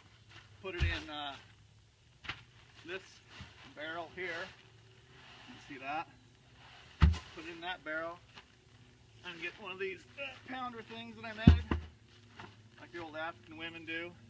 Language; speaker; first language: English; native; English